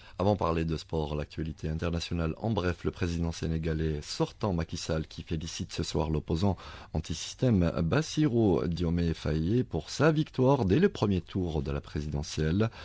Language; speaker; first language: French; non-native, local second language; Arabic